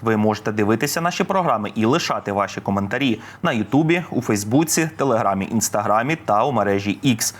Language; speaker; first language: Ukrainian; native; Ukrainian